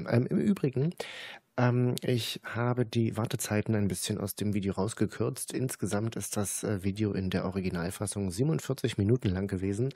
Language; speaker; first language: German; native; German